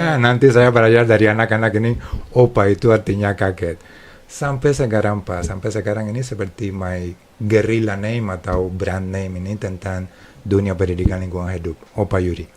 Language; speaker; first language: Indonesian; non-native, fluent; Spanish